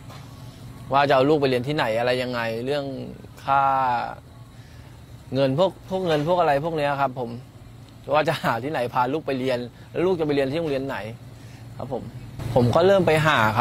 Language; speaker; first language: Thai; native; Thai